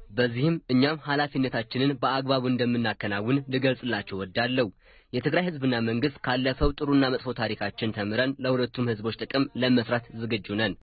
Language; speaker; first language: Amharic; non-native, local second language; Tigrinya